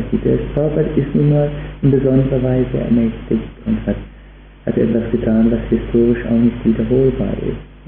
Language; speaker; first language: German; native; German